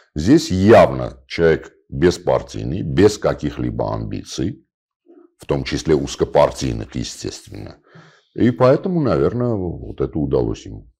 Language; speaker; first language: Russian; non-native, local second language; Armenian